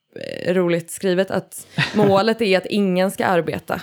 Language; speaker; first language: Swedish; native; Swedish